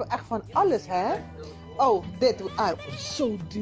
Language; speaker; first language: Dutch; non-native, fluent; Spanish